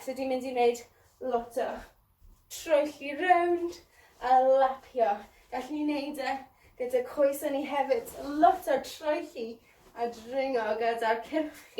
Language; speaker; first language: Welsh; non-native, local second language; English